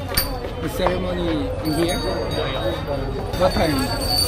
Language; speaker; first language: English; non-native, learner; Korean